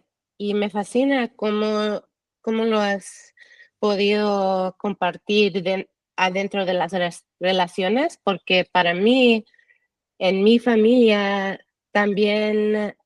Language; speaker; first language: Spanish; early bilingual, heritage; English